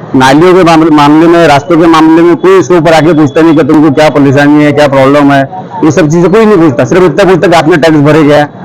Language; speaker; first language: Hindi; non-native, local second language; Urdu